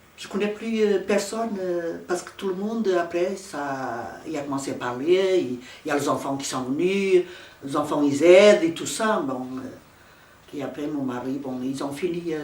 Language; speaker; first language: French; non-native, fluent; Portuguese